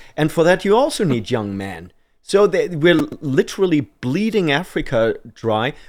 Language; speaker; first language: English; non-native, fluent; German